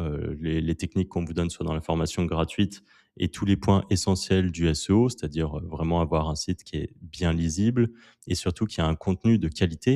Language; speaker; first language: French; native; French